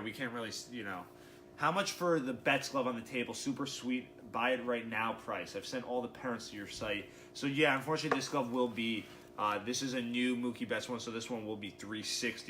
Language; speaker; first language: English; native; English